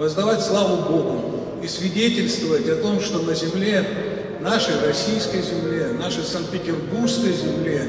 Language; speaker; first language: Russian; native; Russian